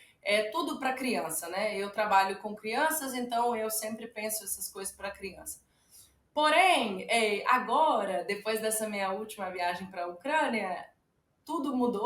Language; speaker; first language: Portuguese; non-native, fluent; Ukrainian